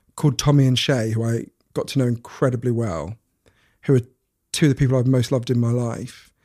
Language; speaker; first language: English; native; English